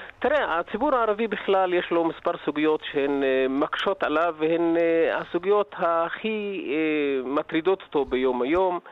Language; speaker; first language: Hebrew; non-native, local second language; Arabic